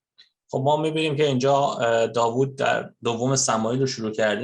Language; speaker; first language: Persian; native; Persian